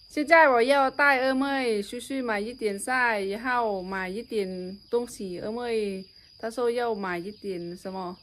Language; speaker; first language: Chinese; non-native, learner; Lao